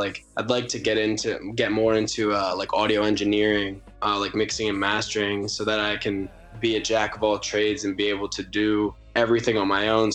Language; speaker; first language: English; native; English